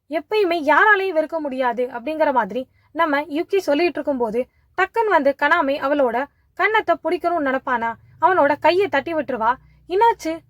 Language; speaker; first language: Tamil; native; Tamil